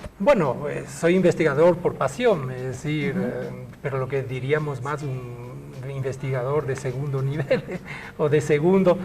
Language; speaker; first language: Spanish; early bilingual, other home language; French